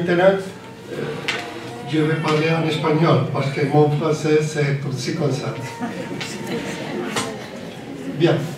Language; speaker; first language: French; non-native, learner; Spanish